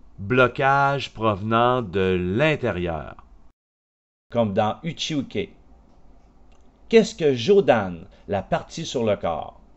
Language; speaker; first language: French; native; French